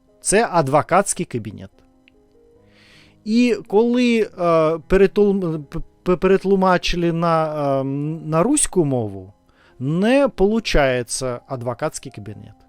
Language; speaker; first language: Ukrainian; non-native, learner; Russian